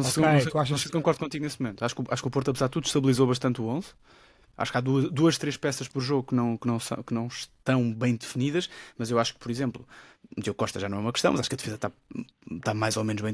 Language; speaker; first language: Portuguese; native; Portuguese